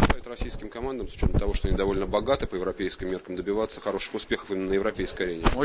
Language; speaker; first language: Russian; native; Russian